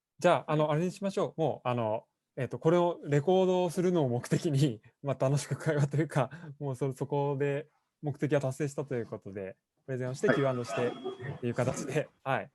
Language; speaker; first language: Japanese; native; Japanese